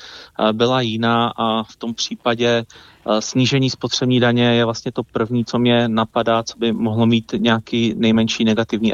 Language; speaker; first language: Czech; native; Czech